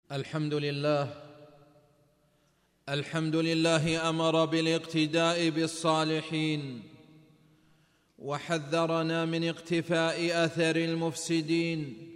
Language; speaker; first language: Arabic; native; Arabic